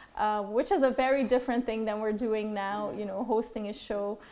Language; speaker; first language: English; non-native, fluent; Dutch